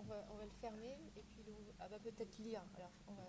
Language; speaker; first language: French; native; French